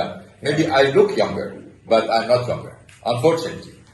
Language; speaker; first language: English; non-native, fluent; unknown